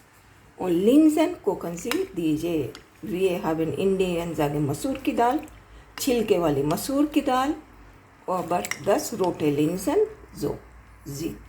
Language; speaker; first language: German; non-native, learner; Hindi